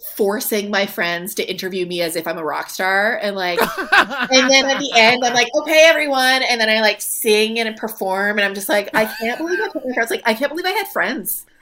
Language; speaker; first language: English; native; English